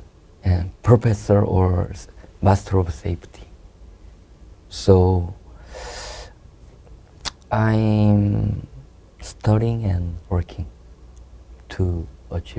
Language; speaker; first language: English; non-native, learner; Korean